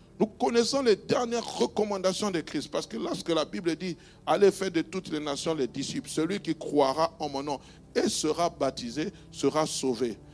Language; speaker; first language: French; non-native, local second language; Luba-Lulua